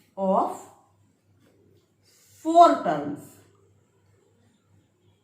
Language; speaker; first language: Hindi; native; Hindi